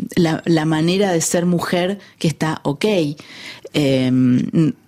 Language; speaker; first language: Spanish; native; Spanish